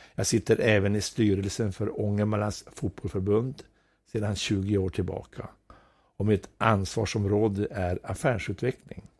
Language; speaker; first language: Swedish; native; Swedish